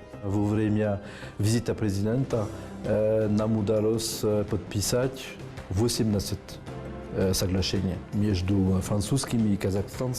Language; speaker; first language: Russian; non-native, fluent; French